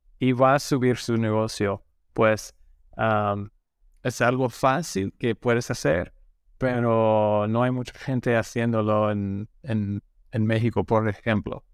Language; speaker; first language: Spanish; non-native, learner; English